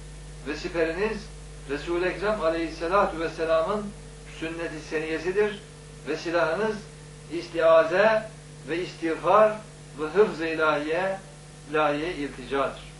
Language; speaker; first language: Turkish; native; Turkish